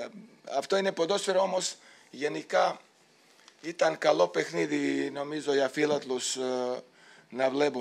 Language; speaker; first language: Greek; non-native, fluent; Serbian